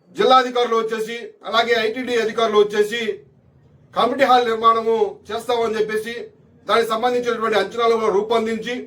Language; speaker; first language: Telugu; native; Telugu